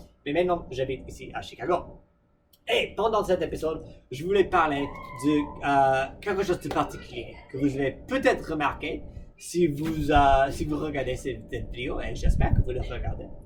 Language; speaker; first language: French; non-native, fluent; English